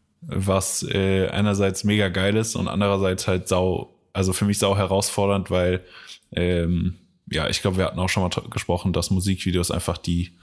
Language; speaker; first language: German; native; German